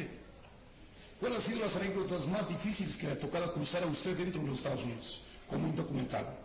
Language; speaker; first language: Spanish; native; Spanish